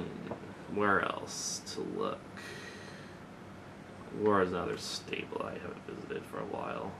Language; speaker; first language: English; native; English